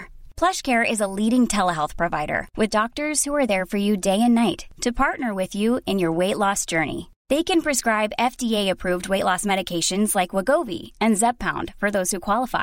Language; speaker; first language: English; native; English